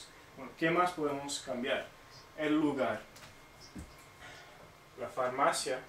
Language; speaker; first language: Spanish; non-native, fluent; English